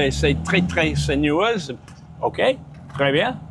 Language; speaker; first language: French; non-native, learner; English